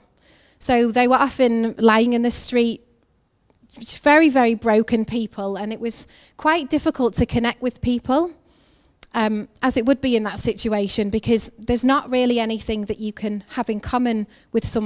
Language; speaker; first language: English; native; English